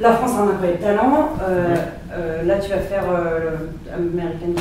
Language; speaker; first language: French; native; French